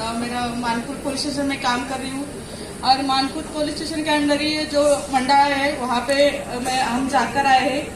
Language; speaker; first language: Hindi; non-native, local second language; Marathi